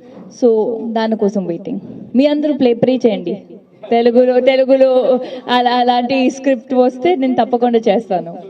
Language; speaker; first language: Telugu; non-native, fluent; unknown